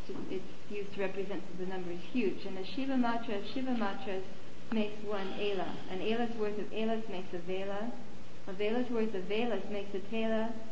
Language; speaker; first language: English; native; English